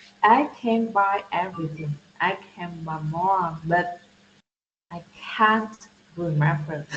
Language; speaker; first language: English; non-native, learner; Vietnamese